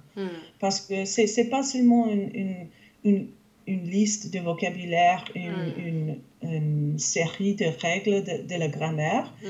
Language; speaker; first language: French; non-native, fluent; English